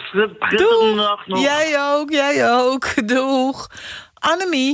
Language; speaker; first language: Dutch; native; Dutch